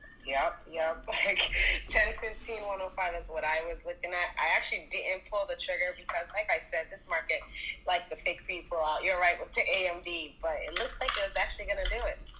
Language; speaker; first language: English; native; English